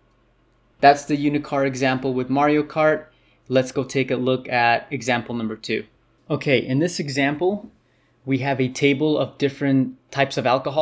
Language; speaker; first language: English; native; English